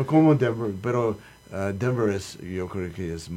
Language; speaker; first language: Spanish; non-native, learner; English